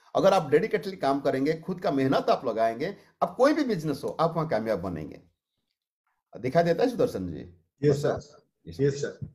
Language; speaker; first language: Hindi; non-native, local second language; Odia